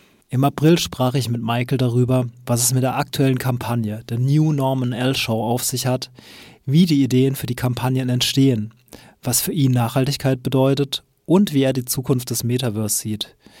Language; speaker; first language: German; native; German